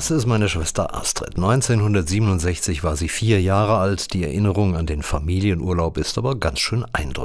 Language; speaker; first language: German; native; German